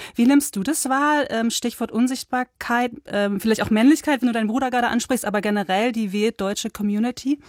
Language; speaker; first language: German; native; German